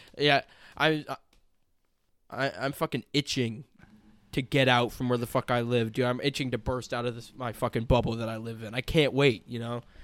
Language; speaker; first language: English; native; English